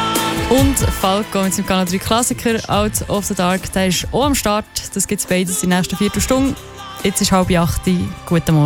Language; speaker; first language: German; native; German